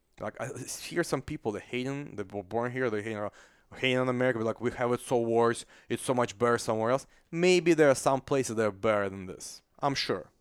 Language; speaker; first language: English; non-native, fluent; Russian